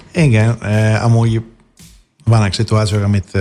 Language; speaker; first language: Hungarian; non-native, fluent; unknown